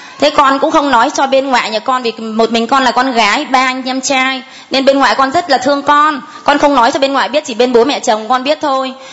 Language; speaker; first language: Vietnamese; native; Vietnamese